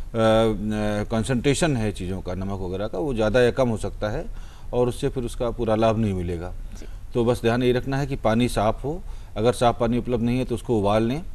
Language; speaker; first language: Hindi; native; Hindi